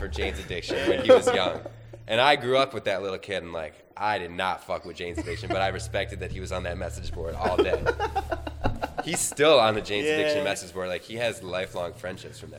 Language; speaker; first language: English; native; English